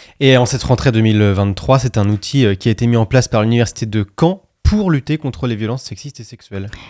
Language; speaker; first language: French; native; French